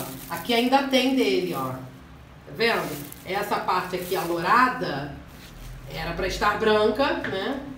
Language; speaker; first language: Portuguese; native; Portuguese